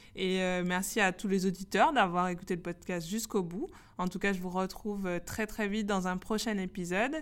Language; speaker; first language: French; native; French